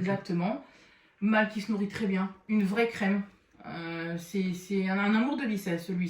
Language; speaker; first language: French; native; French